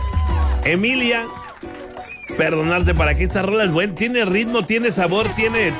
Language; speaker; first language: Spanish; native; Spanish